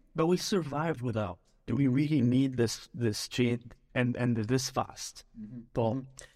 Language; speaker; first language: English; early bilingual, other home language; Arabic